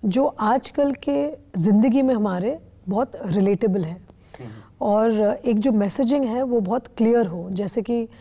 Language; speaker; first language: Hindi; non-native, local second language; Bangla